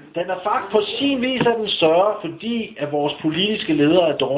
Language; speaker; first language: Danish; native; Danish